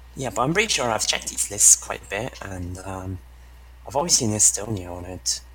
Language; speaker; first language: English; non-native, fluent; Estonian